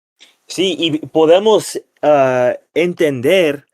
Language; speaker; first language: Spanish; non-native, fluent; English